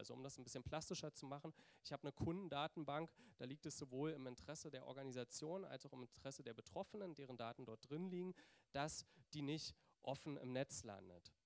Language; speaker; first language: German; native; German